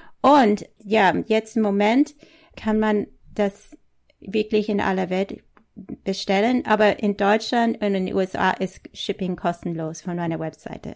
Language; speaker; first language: German; non-native, fluent; English